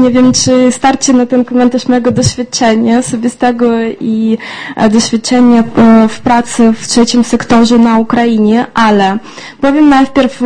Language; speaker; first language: Polish; non-native, fluent; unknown